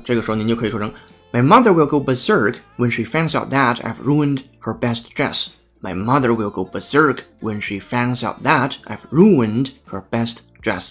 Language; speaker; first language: English; non-native, fluent; Chinese